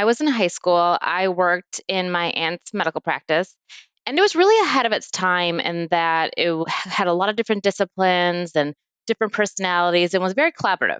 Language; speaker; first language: English; native; English